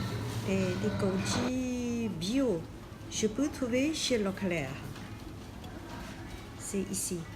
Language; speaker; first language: French; non-native, learner; Chinese